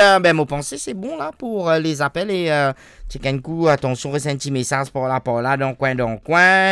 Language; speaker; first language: French; non-native, local second language; Morisyen